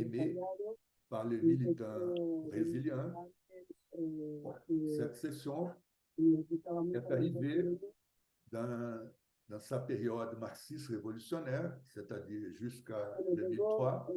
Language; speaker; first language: French; non-native, fluent; Portuguese